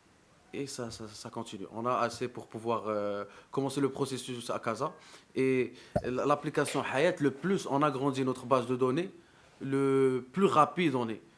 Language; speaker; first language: French; non-native, local second language; Arabic